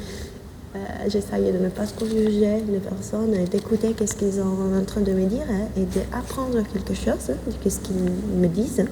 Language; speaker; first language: French; non-native, fluent; Italian